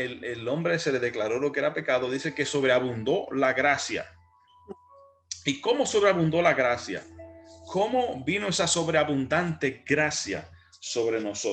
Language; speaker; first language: Spanish; native; Spanish